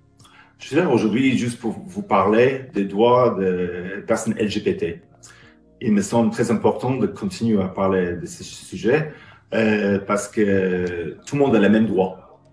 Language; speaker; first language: French; non-native, fluent; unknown